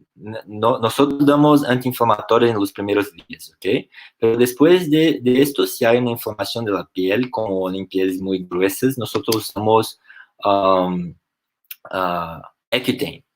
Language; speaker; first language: Spanish; non-native, fluent; Portuguese